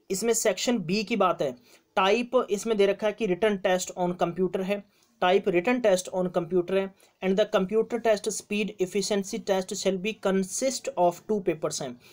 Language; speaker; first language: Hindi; non-native, local second language; Punjabi